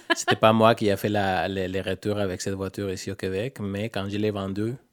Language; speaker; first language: French; non-native, fluent; Spanish